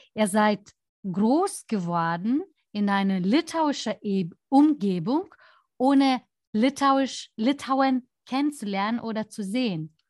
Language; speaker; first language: German; non-native, fluent; Lithuanian